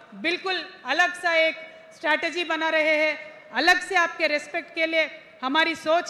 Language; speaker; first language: Hindi; non-native, local second language; Telugu